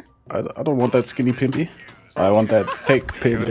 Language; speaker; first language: English; non-native, fluent; German